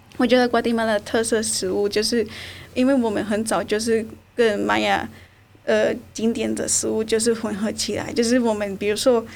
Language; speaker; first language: Chinese; non-native, fluent; Spanish